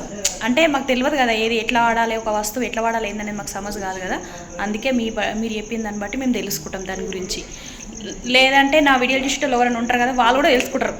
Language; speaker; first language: Telugu; native; Telugu